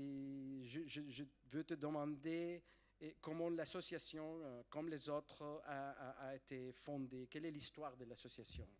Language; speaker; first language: French; non-native, fluent; Spanish